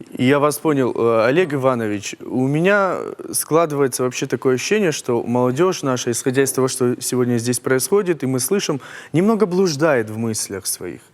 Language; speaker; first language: Russian; native; Russian